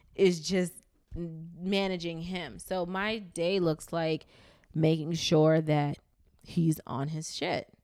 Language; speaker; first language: English; native; English